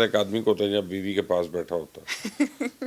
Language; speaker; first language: Urdu; native; Urdu